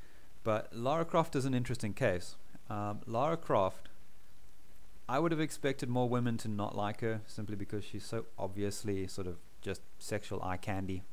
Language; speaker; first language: English; native; English